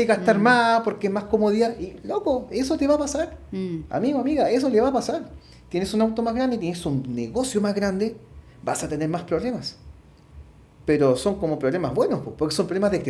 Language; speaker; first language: Spanish; native; Spanish